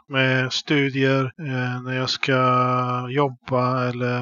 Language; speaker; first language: Swedish; early bilingual, other home language; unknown